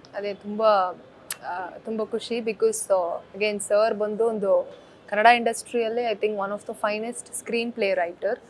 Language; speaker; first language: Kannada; early bilingual, heritage; Kannada